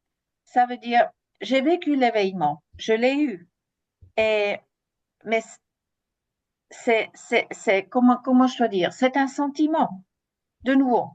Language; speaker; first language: French; non-native, fluent; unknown